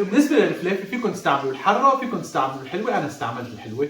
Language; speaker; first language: Arabic; native; Arabic